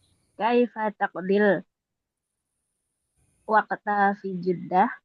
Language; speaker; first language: Arabic; non-native, learner; Indonesian